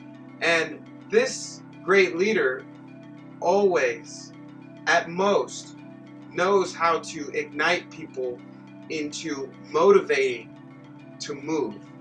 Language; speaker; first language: English; native; English